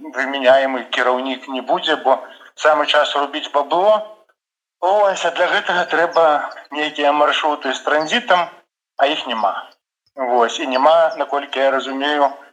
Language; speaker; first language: Belarusian; non-native, local second language; Russian